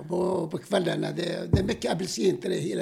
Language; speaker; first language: Swedish; non-native, fluent; Arabic